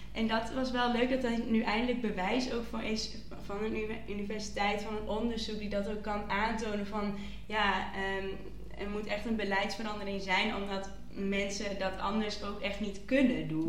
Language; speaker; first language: Dutch; native; Dutch